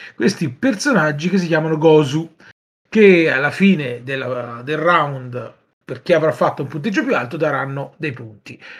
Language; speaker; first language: Italian; native; Italian